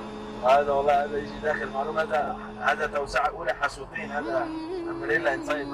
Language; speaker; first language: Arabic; non-native, learner; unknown